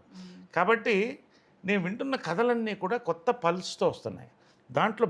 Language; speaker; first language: Telugu; native; Telugu